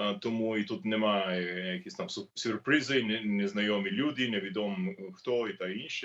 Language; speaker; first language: Ukrainian; non-native, learner; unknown